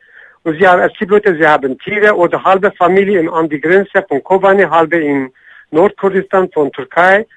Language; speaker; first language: German; non-native, learner; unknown